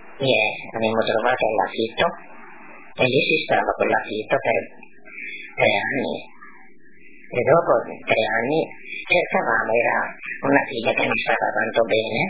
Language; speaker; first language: Italian; non-native, local second language; Friulian